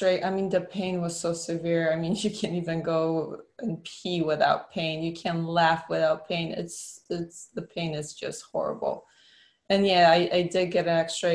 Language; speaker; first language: English; non-native, fluent; Polish